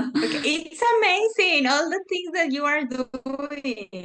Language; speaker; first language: English; non-native, fluent; Spanish